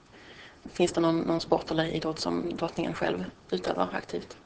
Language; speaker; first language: Swedish; native; Swedish